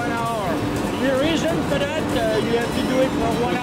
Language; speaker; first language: English; non-native, fluent; French